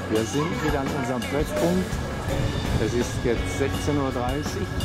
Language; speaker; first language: German; native; German